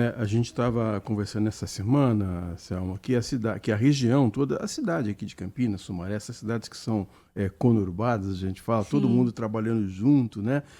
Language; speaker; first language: Portuguese; native; Portuguese